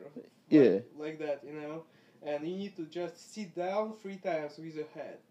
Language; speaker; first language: English; non-native, fluent; Russian